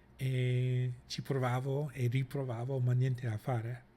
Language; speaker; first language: Italian; non-native, fluent; English